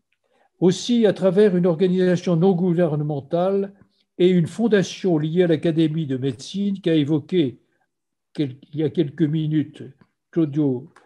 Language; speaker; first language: French; native; French